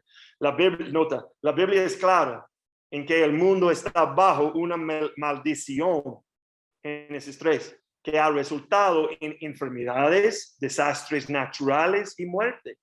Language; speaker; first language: Spanish; non-native, learner; English